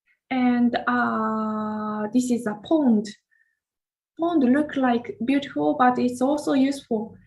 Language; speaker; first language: English; non-native, learner; Japanese